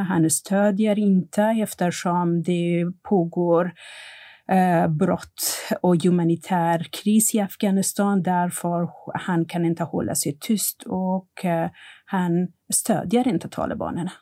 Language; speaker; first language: Swedish; non-native, fluent; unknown